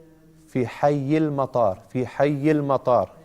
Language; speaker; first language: Arabic; non-native, fluent; English